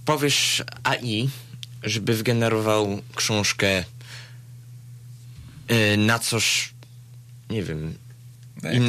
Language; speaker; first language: Polish; early bilingual, heritage; Polish